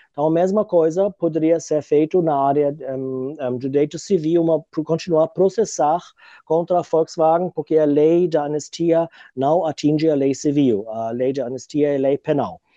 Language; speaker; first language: Portuguese; non-native, fluent; German